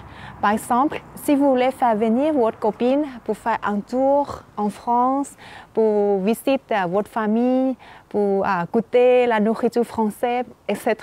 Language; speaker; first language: French; non-native, fluent; Thai